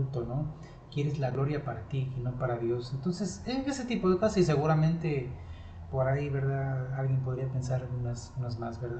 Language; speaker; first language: Spanish; native; Spanish